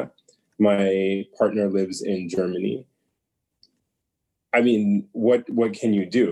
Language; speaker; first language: English; native; English